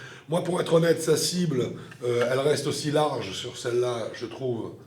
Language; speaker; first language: French; native; French